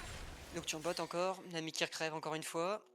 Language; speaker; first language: French; native; French